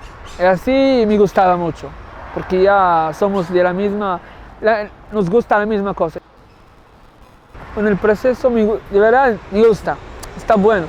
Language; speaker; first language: Spanish; non-native, learner; Arabic